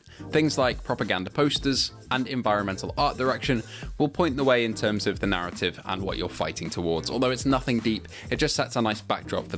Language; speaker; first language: English; native; English